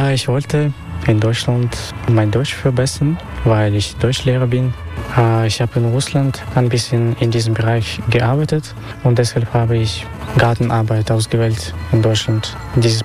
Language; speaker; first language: German; non-native, fluent; Russian